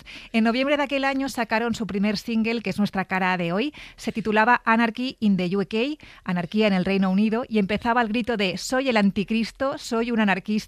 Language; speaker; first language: Spanish; native; Spanish